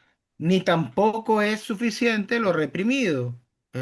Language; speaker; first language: Spanish; native; Spanish